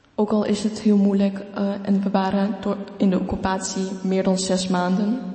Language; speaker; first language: Dutch; non-native, fluent; Ukrainian